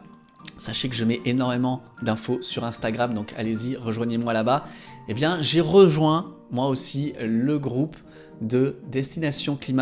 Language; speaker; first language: French; native; French